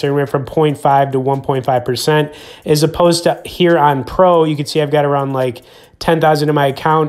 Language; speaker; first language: English; native; English